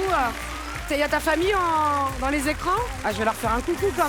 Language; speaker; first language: French; native; French